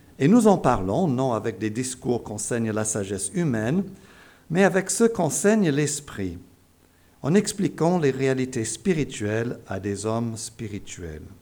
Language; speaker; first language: French; non-native, fluent; English